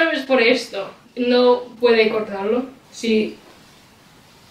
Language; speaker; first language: Spanish; non-native, learner; English